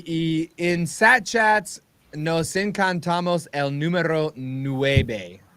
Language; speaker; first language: Spanish; non-native, learner; English